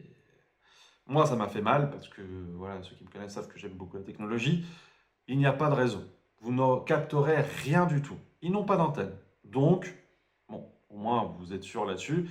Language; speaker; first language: French; native; French